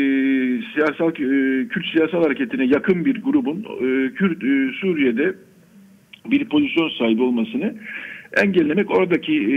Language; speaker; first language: Turkish; native; Turkish